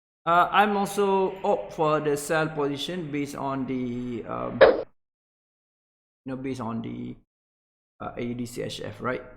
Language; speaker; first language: English; non-native, local second language; Malay